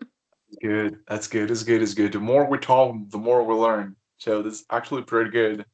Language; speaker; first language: English; non-native, fluent; Spanish